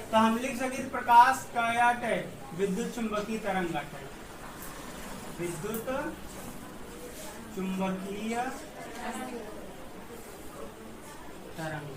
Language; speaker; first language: Hindi; native; Hindi